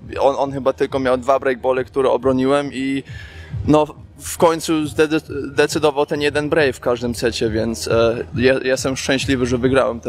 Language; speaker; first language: Polish; early bilingual, heritage; Polish